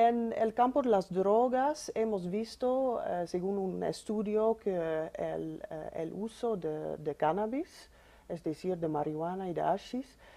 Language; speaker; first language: Spanish; non-native, fluent; Dutch